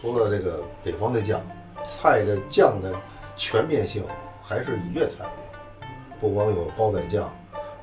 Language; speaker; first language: Chinese; native; Chinese